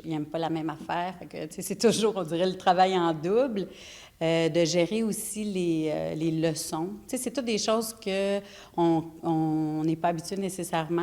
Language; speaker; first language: French; native; French